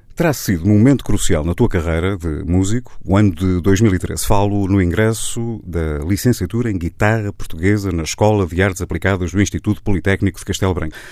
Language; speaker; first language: Portuguese; native; Portuguese